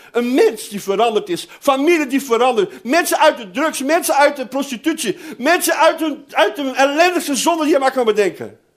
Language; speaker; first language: Dutch; non-native, fluent; Portuguese